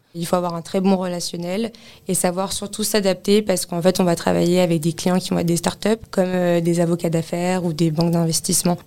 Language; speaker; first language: French; native; French